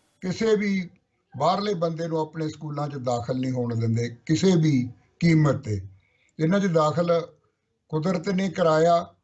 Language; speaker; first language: Punjabi; native; Punjabi